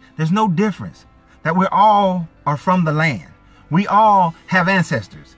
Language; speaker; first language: English; native; English